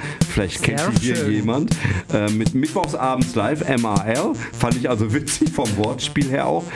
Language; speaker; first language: German; native; German